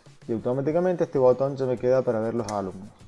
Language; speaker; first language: Spanish; native; Spanish